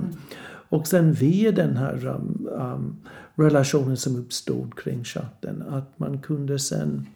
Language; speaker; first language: Swedish; non-native, fluent; English